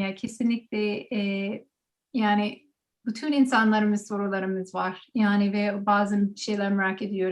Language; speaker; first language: Turkish; non-native, learner; English